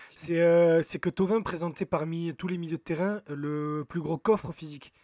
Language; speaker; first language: French; native; French